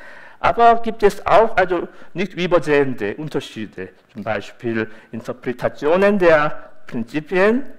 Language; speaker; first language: German; non-native, fluent; Korean